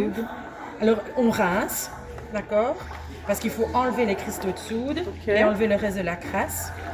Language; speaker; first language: French; native; French